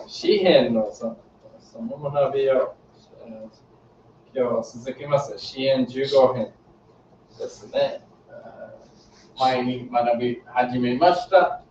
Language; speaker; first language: Japanese; non-native, learner; English